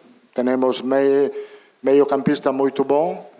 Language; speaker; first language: Portuguese; non-native, learner; Italian